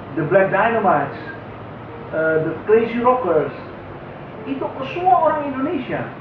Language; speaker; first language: Indonesian; native; Indonesian